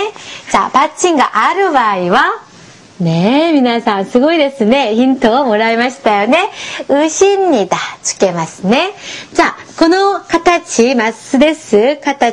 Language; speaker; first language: Japanese; non-native, fluent; Korean